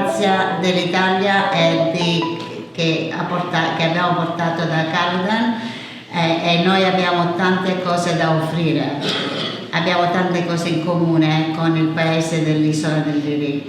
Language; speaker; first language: Italian; early bilingual, heritage; English